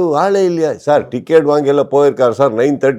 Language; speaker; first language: Tamil; non-native, learner; Kannada